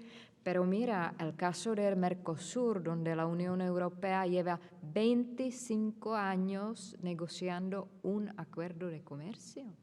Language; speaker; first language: Spanish; non-native, fluent; Czech